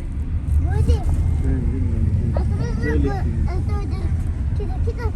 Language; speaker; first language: Arabic; early bilingual, other home language; Hindi